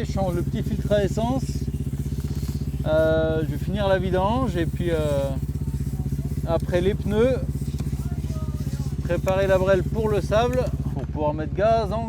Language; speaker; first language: French; native; French